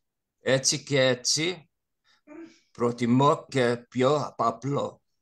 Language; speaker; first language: Greek; non-native, learner; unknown